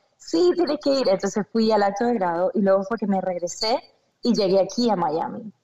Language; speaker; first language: Spanish; native; Spanish